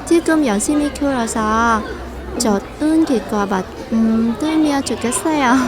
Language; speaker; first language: Korean; non-native, learner; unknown